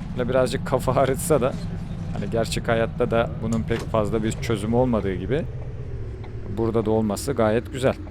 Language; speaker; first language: Turkish; native; Turkish